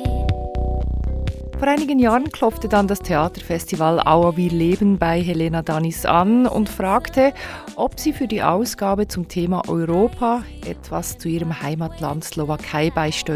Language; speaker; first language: German; native; German